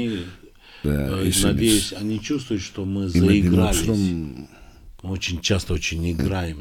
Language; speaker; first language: Russian; non-native, local second language; Georgian